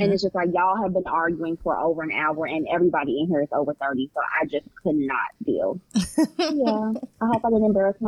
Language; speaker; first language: English; native; English